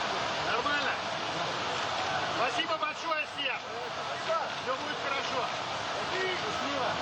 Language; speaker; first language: Russian; native; Russian